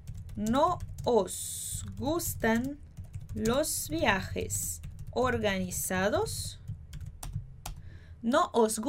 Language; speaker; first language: Spanish; non-native, fluent; Portuguese